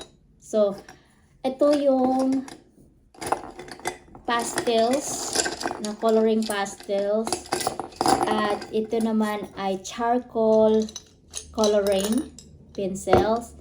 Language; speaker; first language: Filipino; non-native, local second language; Cebuano